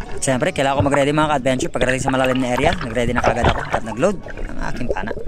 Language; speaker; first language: Filipino; non-native, local second language; Cebuano